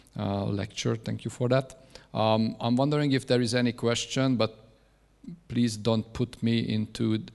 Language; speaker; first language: English; non-native, fluent; Hungarian